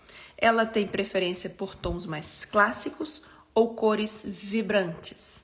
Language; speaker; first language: Portuguese; native; Portuguese